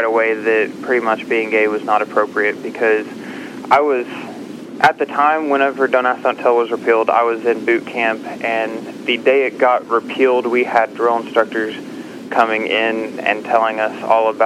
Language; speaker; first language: English; native; English